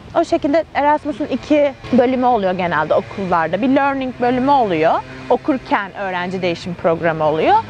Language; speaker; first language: Turkish; native; Turkish